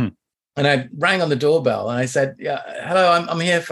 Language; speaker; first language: English; native; English